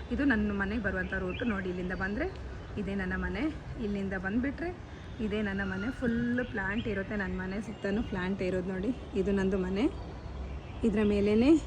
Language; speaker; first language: Kannada; non-native, local second language; Tulu